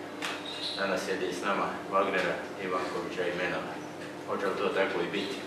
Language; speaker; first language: Croatian; native; Croatian